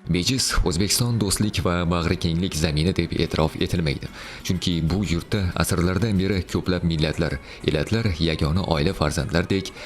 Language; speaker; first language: Uzbek; native; Uzbek